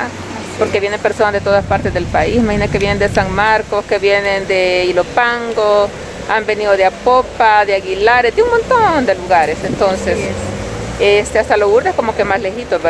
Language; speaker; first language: Spanish; native; Spanish